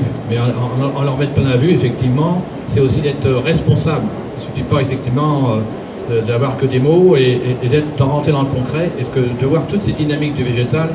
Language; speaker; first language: French; native; French